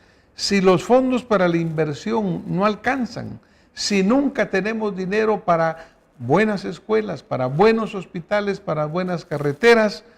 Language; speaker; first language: Spanish; native; Spanish